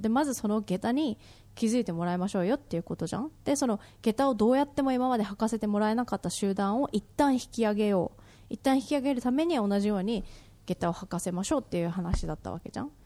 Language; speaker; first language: Japanese; native; Japanese